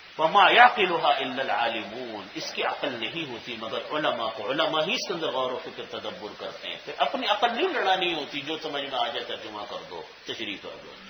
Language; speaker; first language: Urdu; native; Urdu